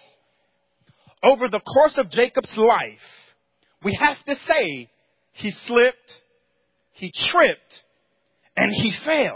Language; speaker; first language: English; native; English